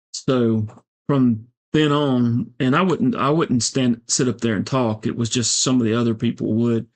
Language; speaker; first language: English; native; English